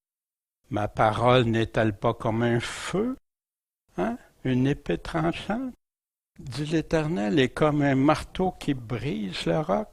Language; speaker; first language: French; native; French